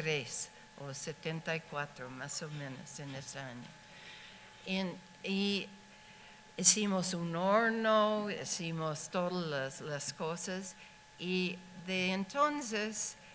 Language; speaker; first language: Spanish; non-native, fluent; English